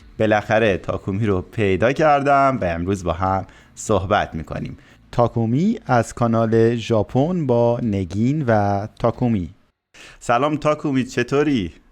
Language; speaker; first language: Persian; native; Persian